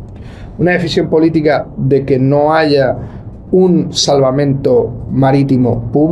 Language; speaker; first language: Spanish; native; Spanish